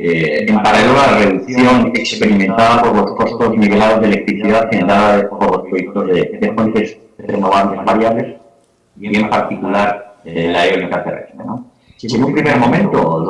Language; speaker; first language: Spanish; native; Spanish